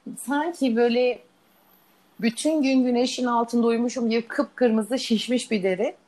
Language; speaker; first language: Turkish; native; Turkish